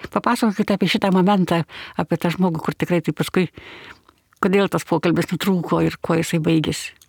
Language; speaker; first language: Lithuanian; native; Lithuanian